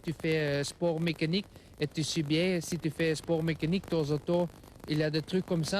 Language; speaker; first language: French; non-native, local second language; Dutch